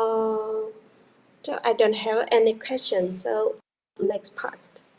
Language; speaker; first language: English; non-native, learner; Vietnamese